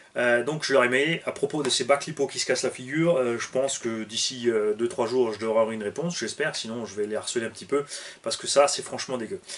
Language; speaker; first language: French; native; French